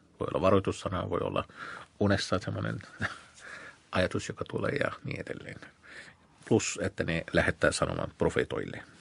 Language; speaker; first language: Finnish; non-native, fluent; Arabic